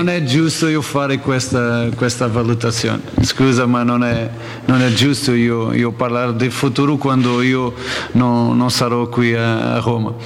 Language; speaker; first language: Italian; non-native, learner; Portuguese